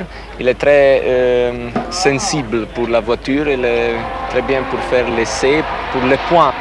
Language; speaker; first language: French; non-native, fluent; Italian